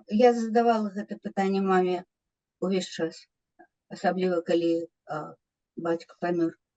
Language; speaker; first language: Belarusian; non-native, local second language; Russian